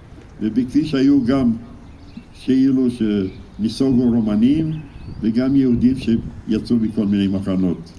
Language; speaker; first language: Hebrew; non-native, fluent; Romanian